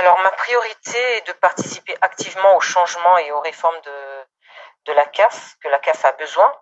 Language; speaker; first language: French; non-native, local second language; Comorian